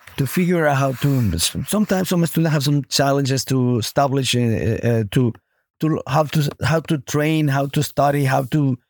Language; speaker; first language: English; non-native, fluent; Spanish